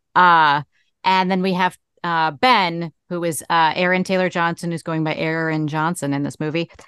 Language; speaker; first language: English; native; English